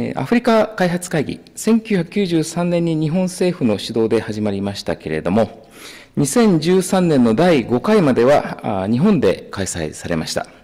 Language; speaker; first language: Japanese; native; Japanese